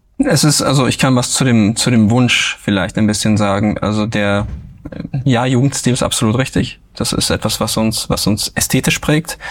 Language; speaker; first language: German; early bilingual, other home language; Italian